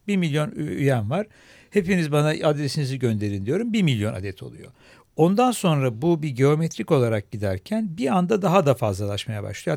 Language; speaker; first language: Turkish; native; Turkish